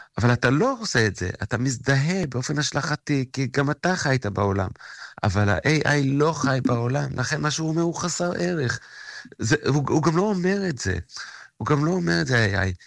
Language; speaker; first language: Hebrew; native; Hebrew